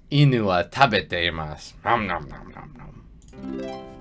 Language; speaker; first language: Japanese; non-native, learner; English